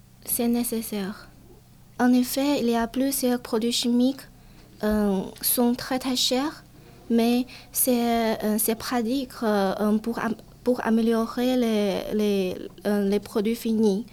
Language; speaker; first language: French; non-native, learner; Chinese